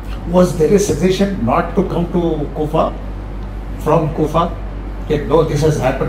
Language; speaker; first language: English; non-native, local second language; Urdu